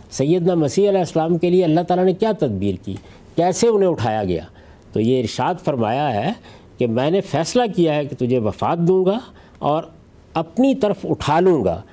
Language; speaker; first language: Urdu; non-native, local second language; Punjabi